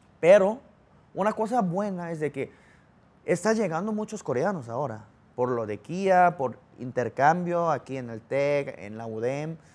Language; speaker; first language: Spanish; early bilingual, other home language; Korean